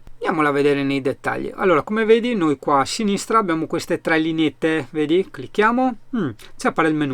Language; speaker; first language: Italian; native; Italian